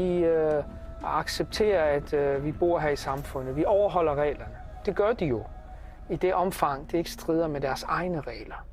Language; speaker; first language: Danish; early bilingual, other home language; Arabic